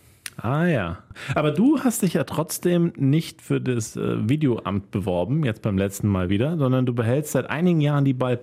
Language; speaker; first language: German; native; German